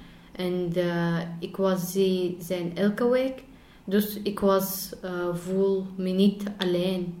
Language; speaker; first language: Dutch; non-native, learner; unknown